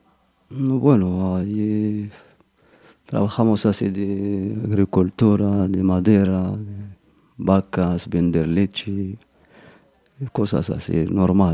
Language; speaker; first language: Spanish; non-native, fluent; Berber languages